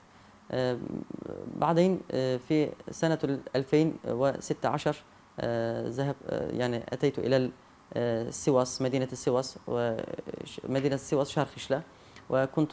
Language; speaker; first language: Arabic; non-native, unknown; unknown